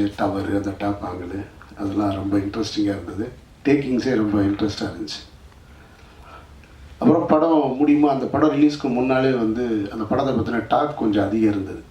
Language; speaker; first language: Tamil; native; Tamil